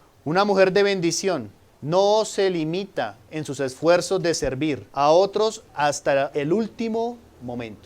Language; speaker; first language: Spanish; native; Spanish